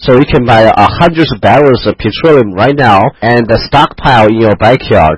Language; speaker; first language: English; non-native, fluent; Chinese